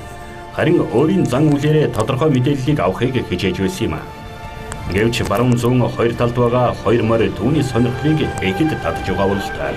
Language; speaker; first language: Mongolian; native; Mongolian